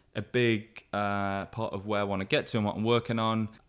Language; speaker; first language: English; native; English